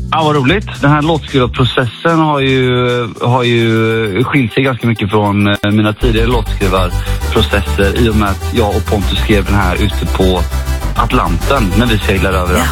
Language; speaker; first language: Swedish; native; Swedish